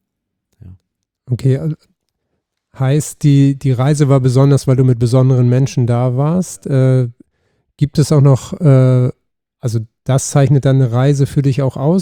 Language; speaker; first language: German; native; German